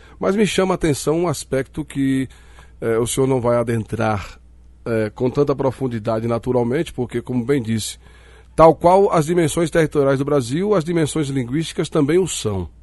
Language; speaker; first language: Portuguese; native; Portuguese